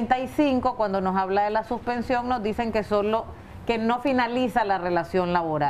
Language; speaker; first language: Spanish; native; Spanish